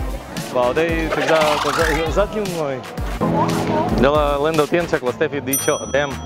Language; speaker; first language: Vietnamese; non-native, learner; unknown